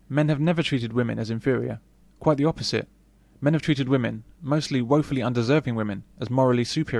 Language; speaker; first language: English; native; English